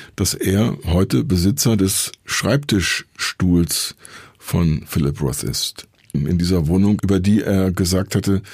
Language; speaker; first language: German; native; German